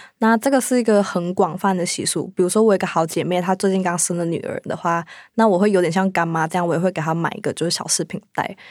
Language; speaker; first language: Chinese; native; Chinese